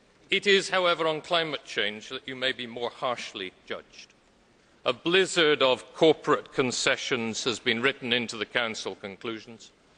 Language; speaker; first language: English; native; English